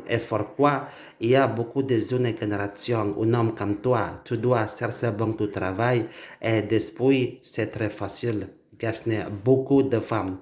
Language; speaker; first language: French; non-native, learner; Indonesian